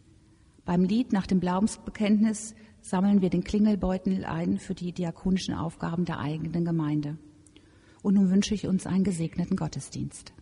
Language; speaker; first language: German; native; German